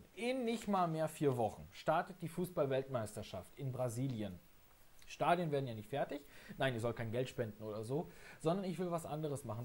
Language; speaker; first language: German; native; German